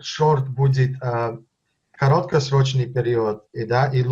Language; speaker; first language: Russian; early bilingual, heritage; Russian